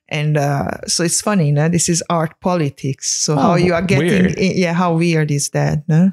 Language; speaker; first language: English; non-native, fluent; Hungarian